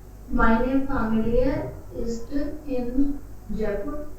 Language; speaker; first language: German; non-native, learner; Hindi